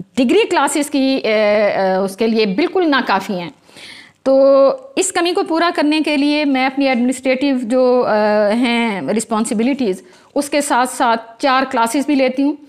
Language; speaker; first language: Urdu; non-native, local second language; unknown